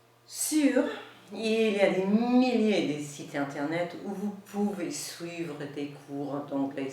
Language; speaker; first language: French; non-native, learner; English